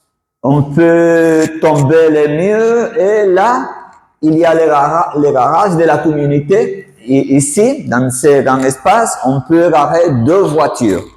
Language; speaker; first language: French; non-native, fluent; Spanish